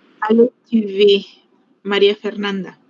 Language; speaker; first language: French; non-native, fluent; Spanish